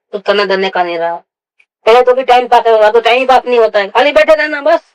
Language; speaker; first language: Hindi; non-native, local second language; Gujarati